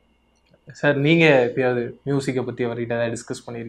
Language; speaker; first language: Tamil; native; Tamil